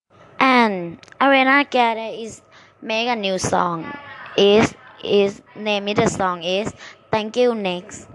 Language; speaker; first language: English; non-native, learner; Thai